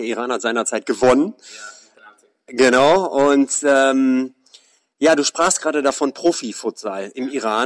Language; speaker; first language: German; native; German